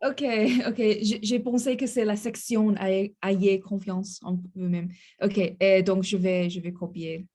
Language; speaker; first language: French; non-native, learner; English